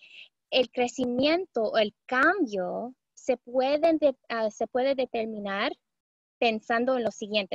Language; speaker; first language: Spanish; early bilingual, heritage; Spanish